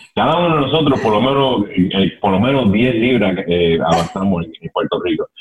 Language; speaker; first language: Spanish; early bilingual, heritage; Spanish